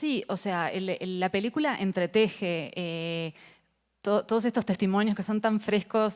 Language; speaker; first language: Spanish; native; Spanish